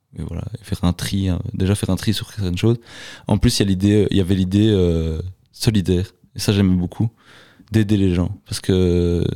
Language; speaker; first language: French; native; French